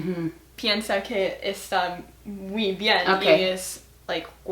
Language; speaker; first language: Spanish; non-native, learner; English